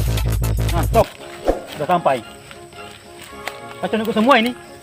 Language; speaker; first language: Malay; non-native, local second language; Buginese